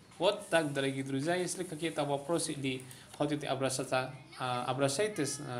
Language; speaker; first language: Russian; non-native, fluent; Indonesian